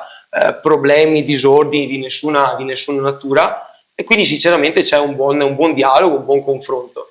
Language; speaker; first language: Italian; native; Italian